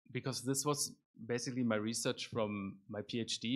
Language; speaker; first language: English; non-native, fluent; German